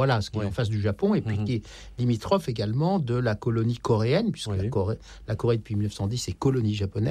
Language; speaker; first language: French; native; French